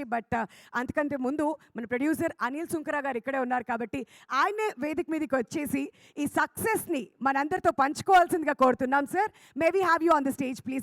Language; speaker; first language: Telugu; native; Telugu